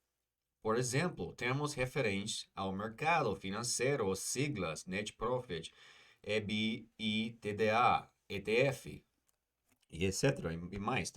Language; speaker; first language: Portuguese; non-native, fluent; English